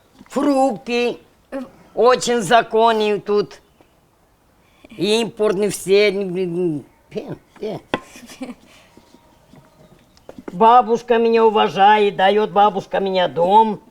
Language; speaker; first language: Russian; non-native, local second language; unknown